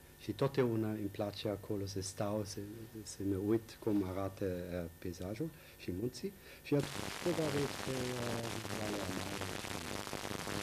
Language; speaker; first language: Romanian; non-native, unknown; German